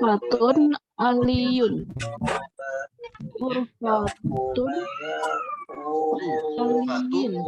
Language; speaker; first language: Arabic; non-native, learner; Indonesian